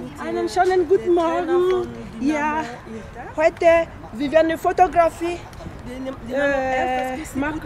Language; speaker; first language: German; non-native, learner; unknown